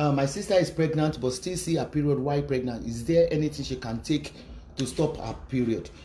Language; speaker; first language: English; non-native, local second language; Yoruba